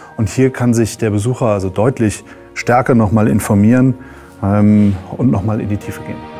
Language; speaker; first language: German; native; German